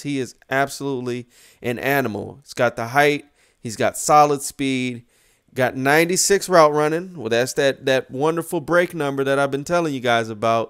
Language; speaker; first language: English; native; English